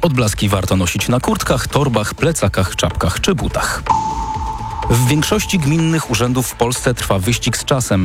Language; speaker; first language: Polish; native; Polish